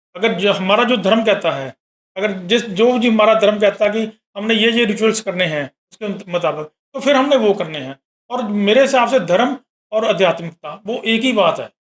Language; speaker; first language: Hindi; native; Hindi